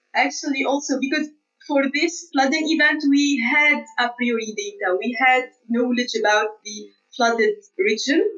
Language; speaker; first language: English; non-native, fluent; Arabic